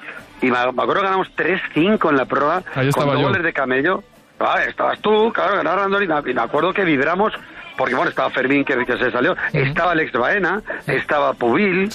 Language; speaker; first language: Spanish; native; Spanish